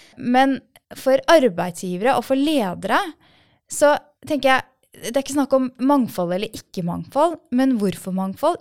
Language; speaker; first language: Norwegian; early bilingual, other home language; Persian